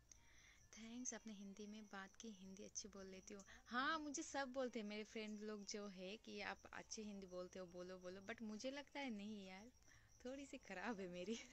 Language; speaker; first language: Hindi; non-native, local second language; Bangla